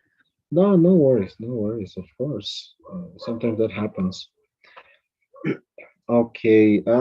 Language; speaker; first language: English; non-native, fluent; Spanish